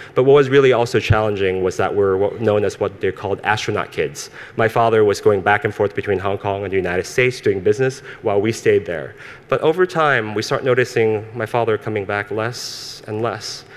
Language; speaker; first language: English; early bilingual, other home language; Cantonese